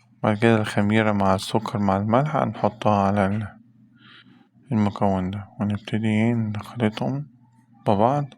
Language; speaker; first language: Arabic; native; Arabic